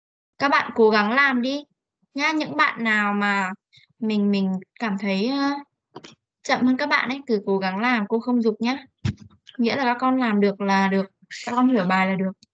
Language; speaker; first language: Vietnamese; native; Vietnamese